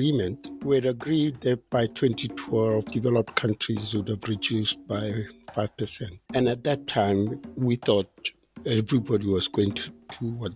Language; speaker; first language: English; non-native, local second language; Tswana